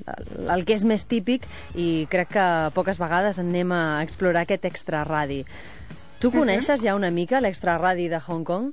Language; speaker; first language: Catalan; native; Catalan